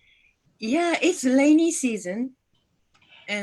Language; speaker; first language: English; non-native, learner; Japanese